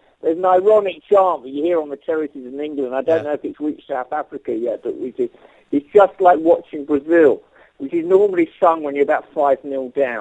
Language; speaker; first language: English; native; English